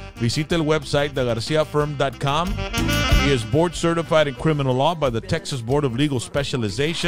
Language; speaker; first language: English; early bilingual, other home language; Spanish